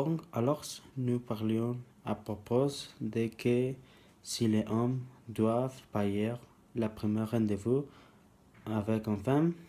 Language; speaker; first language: French; non-native, learner; Spanish